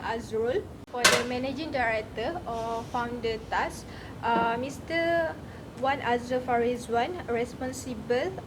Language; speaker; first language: English; non-native, learner; Malay